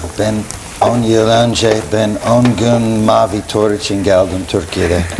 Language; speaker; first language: Turkish; non-native, learner; English